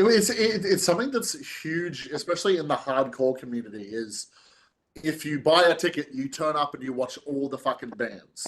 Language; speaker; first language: English; native; English